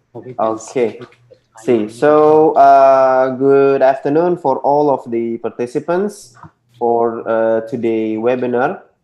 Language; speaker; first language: English; non-native, local second language; Indonesian